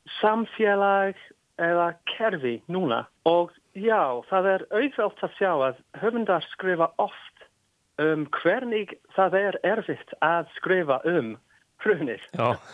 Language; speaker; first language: Icelandic; non-native, fluent; English